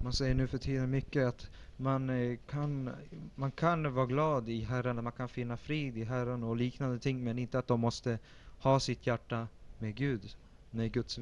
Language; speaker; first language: Swedish; early bilingual, other home language; Spanish